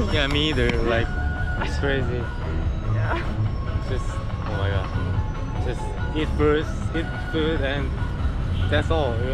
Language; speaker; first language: English; non-native, learner; Korean